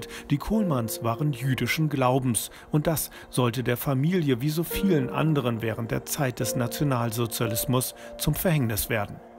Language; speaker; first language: German; native; German